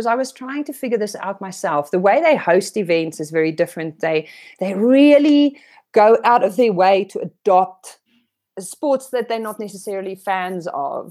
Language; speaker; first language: English; non-native, local second language; Afrikaans